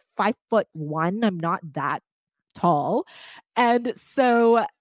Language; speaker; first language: English; non-native, fluent; Cantonese